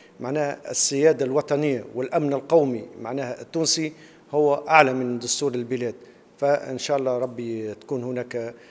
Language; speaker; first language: Arabic; native; Arabic